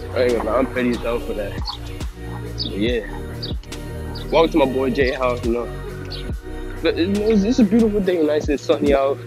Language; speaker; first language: English; native; English